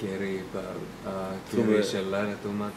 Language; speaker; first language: Hebrew; non-native, learner; English